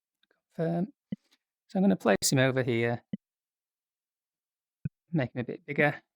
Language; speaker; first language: English; native; English